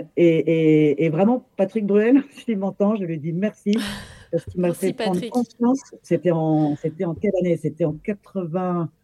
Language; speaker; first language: French; native; French